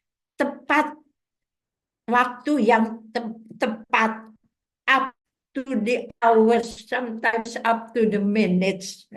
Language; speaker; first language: English; non-native, fluent; Indonesian